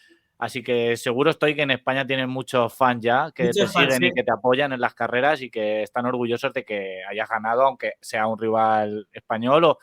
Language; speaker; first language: Spanish; native; Spanish